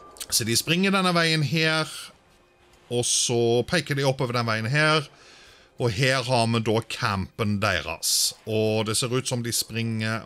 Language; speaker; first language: Norwegian; native; Norwegian